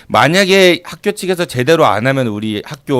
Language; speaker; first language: Korean; native; Korean